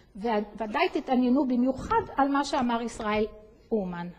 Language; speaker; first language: Hebrew; native; Hebrew